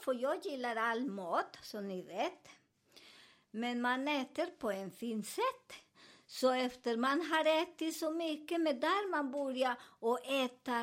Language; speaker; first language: Swedish; non-native, learner; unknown